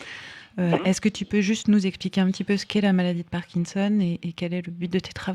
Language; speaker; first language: French; native; French